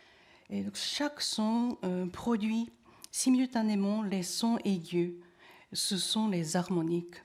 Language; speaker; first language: French; non-native, learner; Japanese